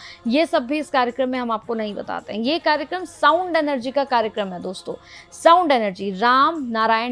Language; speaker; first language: Hindi; native; Hindi